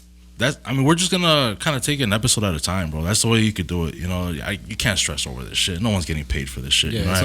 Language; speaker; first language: English; early bilingual, other home language; Spanish